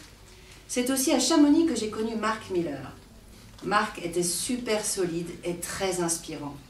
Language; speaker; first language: French; native; French